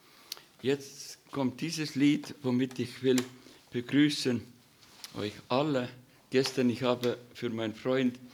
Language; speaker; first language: German; non-native, learner; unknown